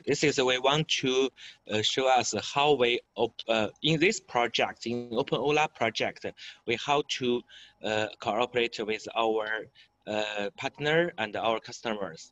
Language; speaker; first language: English; non-native, learner; Chinese